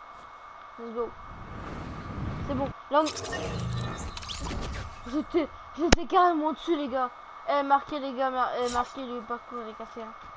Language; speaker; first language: French; native; French